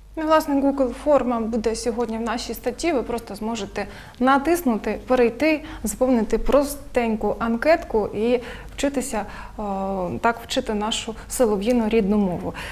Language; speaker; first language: Ukrainian; non-native, local second language; Russian